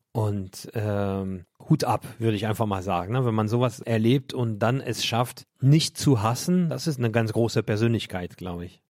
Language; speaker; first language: German; non-native, fluent; French